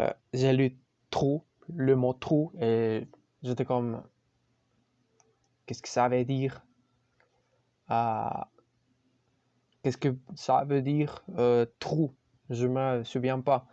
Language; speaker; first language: French; non-native, learner; Spanish